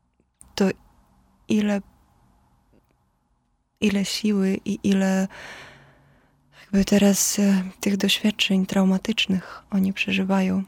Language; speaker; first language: Polish; non-native, fluent; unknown